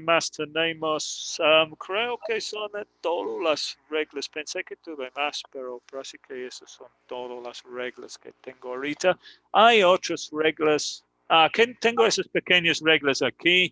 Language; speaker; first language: Spanish; non-native, fluent; English